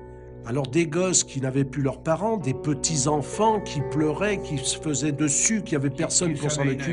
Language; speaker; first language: French; native; French